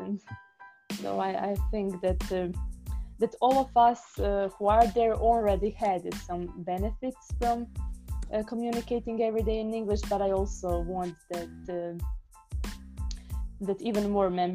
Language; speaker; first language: English; non-native, fluent; Croatian